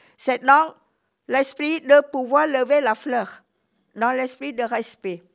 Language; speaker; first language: French; non-native, fluent; Khmer